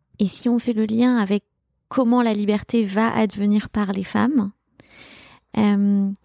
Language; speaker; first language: French; native; French